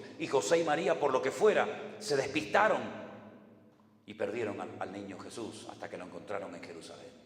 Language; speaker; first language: Spanish; native; Spanish